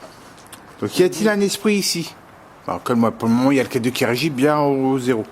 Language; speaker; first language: French; native; French